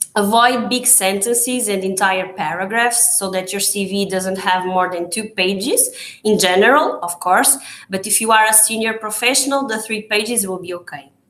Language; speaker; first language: English; non-native, fluent; Portuguese